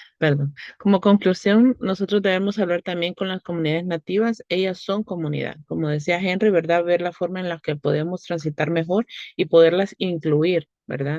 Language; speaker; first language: Spanish; native; Spanish